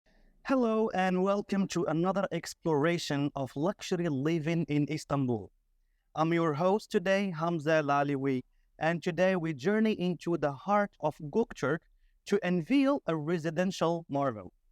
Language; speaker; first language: English; non-native, fluent; Arabic